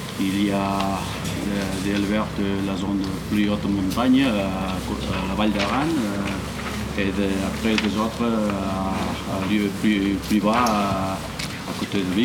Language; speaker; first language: French; non-native, learner; Catalan